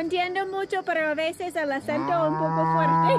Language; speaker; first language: Spanish; non-native, learner; English